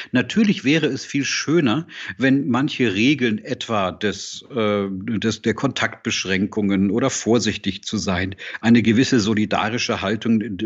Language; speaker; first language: German; native; German